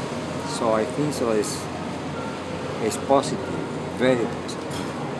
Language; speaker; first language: English; non-native, fluent; Spanish